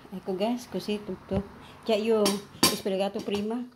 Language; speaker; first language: Italian; non-native, learner; Filipino